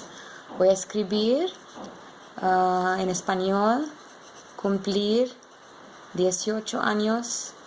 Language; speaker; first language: Spanish; non-native, learner; English